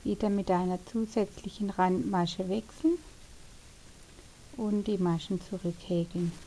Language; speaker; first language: German; native; German